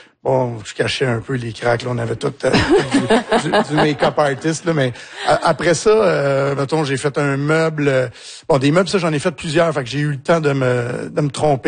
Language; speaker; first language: French; native; French